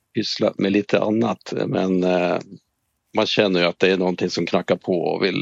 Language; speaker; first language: Swedish; native; Swedish